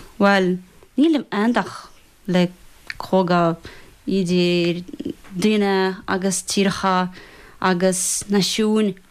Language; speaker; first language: Irish; non-native, fluent; Russian